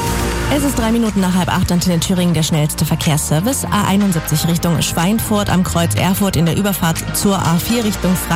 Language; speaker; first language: German; native; German